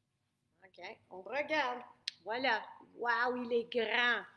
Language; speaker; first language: French; non-native, fluent; English